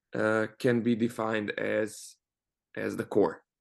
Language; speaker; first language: English; non-native, fluent; Croatian